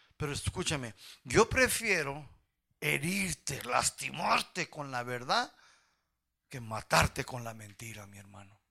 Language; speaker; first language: Spanish; early bilingual, heritage; Spanish